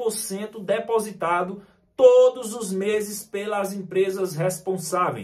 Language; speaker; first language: Portuguese; native; Portuguese